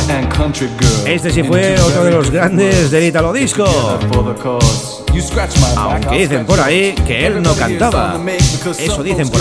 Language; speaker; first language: Spanish; native; Spanish